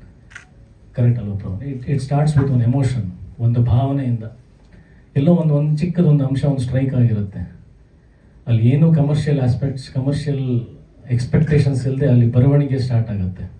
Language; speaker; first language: Kannada; native; Kannada